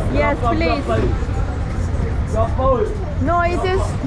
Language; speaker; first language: English; non-native, learner; Turkish